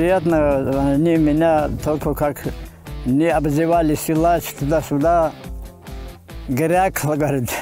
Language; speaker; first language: Russian; non-native, local second language; Avaric